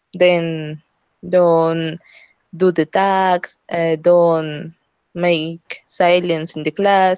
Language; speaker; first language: English; non-native, learner; Spanish